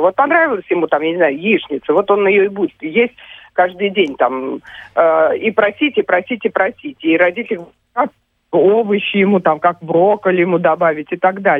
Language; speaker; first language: Russian; native; Russian